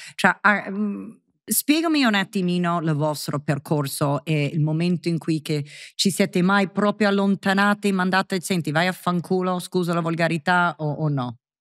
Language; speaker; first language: Italian; non-native, fluent; English